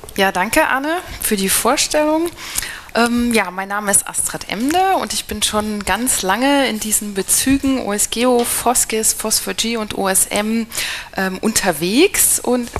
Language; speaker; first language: German; native; German